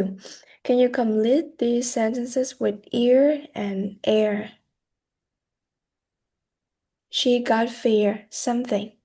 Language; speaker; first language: English; non-native, fluent; Vietnamese